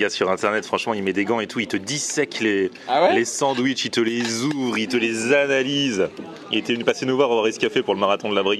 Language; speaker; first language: French; native; French